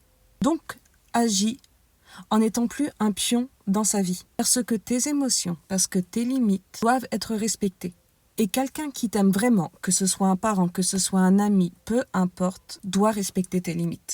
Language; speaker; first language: French; native; French